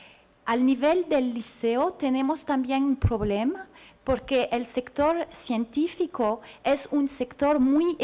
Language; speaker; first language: Spanish; non-native, learner; French